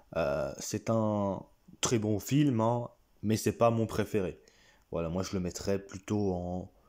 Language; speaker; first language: French; native; French